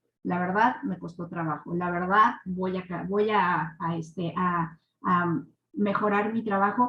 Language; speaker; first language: Spanish; native; Spanish